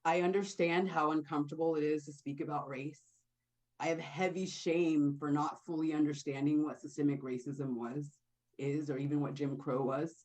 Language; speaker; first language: English; native; English